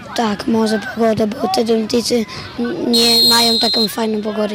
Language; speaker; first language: Polish; early bilingual, heritage; Danish